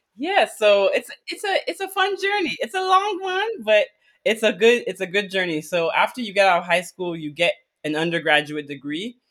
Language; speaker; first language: English; early bilingual, other home language; Akan